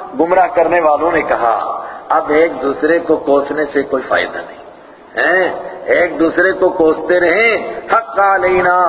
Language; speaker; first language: Urdu; non-native, local second language; Punjabi